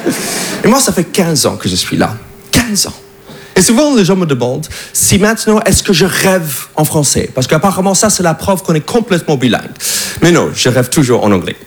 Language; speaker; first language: French; non-native, fluent; English